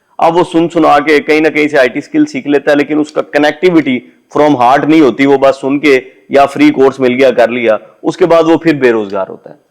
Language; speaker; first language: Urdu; non-native, local second language; Punjabi